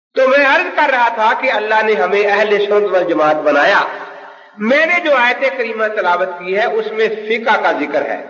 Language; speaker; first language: Urdu; non-native, local second language; Punjabi